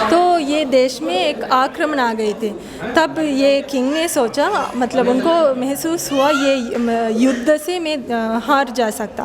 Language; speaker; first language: Hindi; non-native, fluent; Sinhala